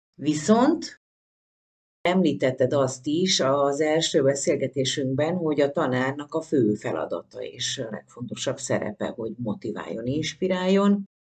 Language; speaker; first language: Hungarian; native; Hungarian